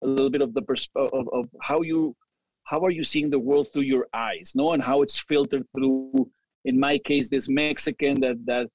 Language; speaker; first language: English; early bilingual, other home language; Spanish